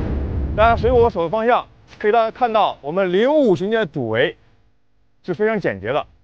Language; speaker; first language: Chinese; native; Chinese